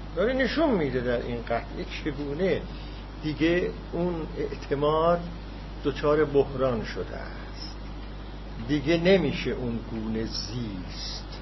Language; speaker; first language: Persian; non-native, local second language; Azerbaijani